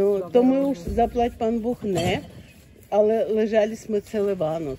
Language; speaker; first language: Czech; non-native, fluent; Ukrainian